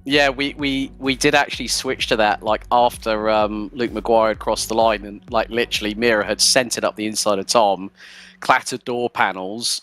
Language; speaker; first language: English; native; English